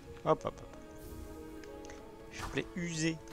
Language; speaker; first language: French; native; French